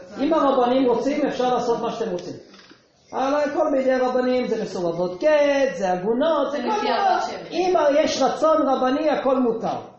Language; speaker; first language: Hebrew; non-native, fluent; English